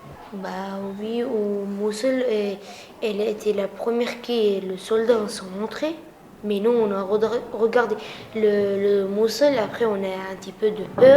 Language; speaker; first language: French; non-native, learner; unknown